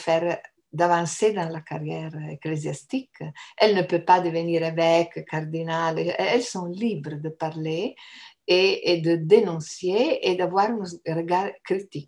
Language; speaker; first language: French; non-native, fluent; Italian